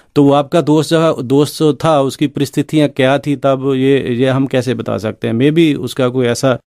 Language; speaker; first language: Hindi; non-native, local second language; Punjabi